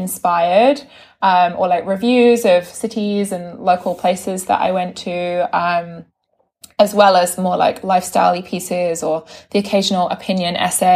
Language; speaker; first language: English; native; English